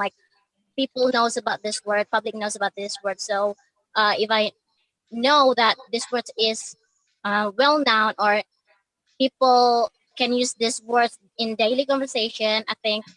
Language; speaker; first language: English; non-native, learner; Indonesian